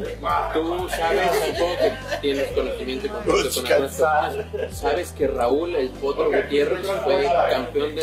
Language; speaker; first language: Spanish; native; Spanish